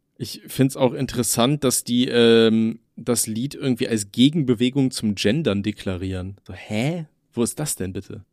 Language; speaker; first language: German; native; German